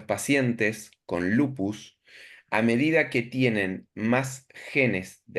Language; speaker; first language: Spanish; native; Spanish